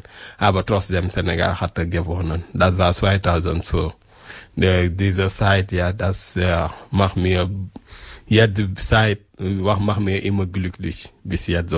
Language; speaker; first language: German; non-native, learner; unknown